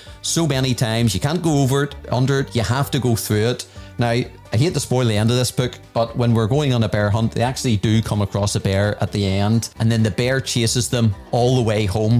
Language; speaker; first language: English; native; English